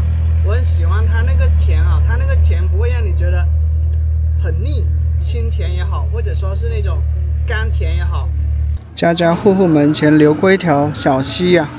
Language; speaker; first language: Chinese; native; Chinese